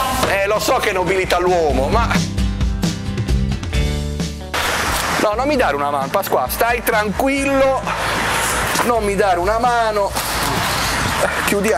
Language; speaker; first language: Italian; native; Italian